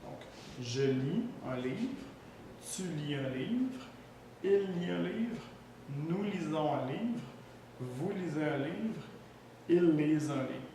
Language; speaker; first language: French; native; French